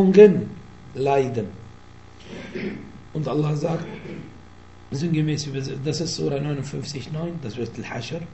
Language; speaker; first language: German; non-native, fluent; Arabic